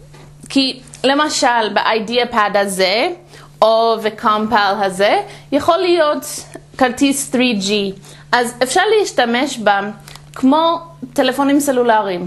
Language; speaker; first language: Hebrew; non-native, fluent; English